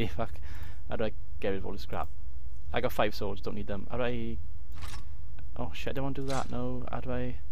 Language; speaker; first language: English; native; English